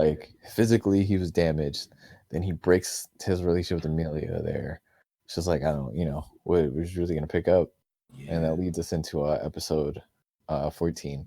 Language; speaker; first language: English; native; English